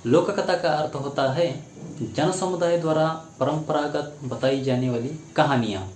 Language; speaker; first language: Hindi; non-native, local second language; Kannada